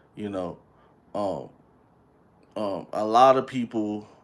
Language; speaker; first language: English; native; English